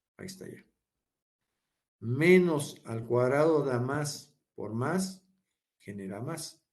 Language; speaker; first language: Spanish; native; Spanish